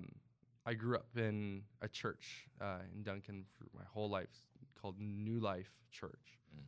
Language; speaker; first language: English; native; English